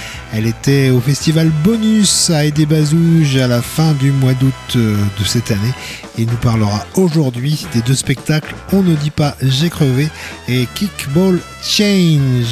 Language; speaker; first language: French; native; French